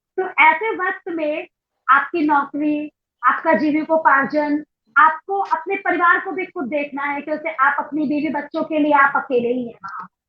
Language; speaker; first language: Hindi; native; Hindi